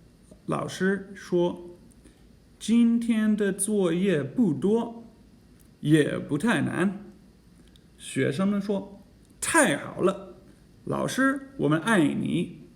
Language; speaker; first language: Chinese; non-native, fluent; English